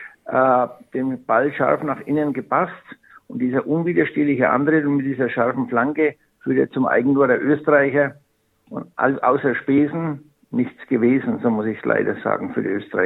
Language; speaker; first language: German; native; German